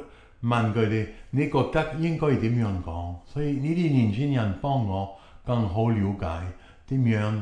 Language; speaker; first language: Chinese; non-native, fluent; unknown